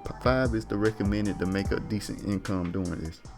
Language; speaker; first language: English; native; English